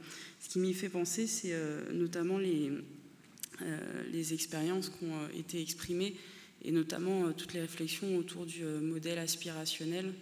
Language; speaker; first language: French; native; French